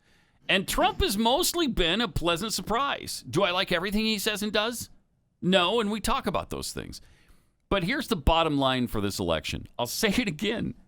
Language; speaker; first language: English; native; English